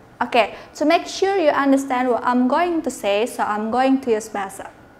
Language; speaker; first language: English; non-native, fluent; Indonesian